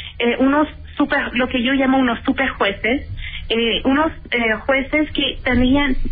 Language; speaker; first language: Spanish; native; Spanish